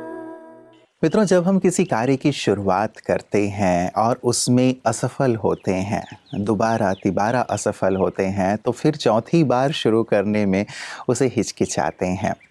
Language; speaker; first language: Hindi; native; Hindi